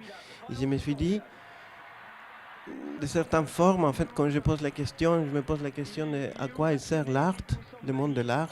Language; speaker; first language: French; non-native, fluent; Spanish